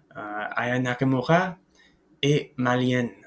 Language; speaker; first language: French; non-native, fluent; English